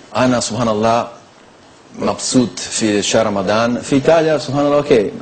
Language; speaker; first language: Arabic; non-native, learner; Italian